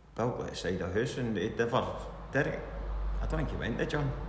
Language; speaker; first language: English; native; English